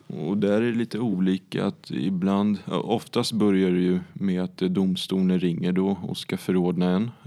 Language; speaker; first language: Swedish; early bilingual, other home language; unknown